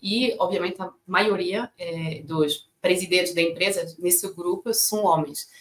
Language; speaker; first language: Portuguese; non-native, fluent; French